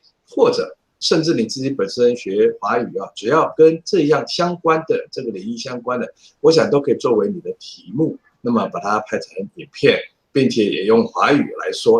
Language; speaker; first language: Chinese; native; Chinese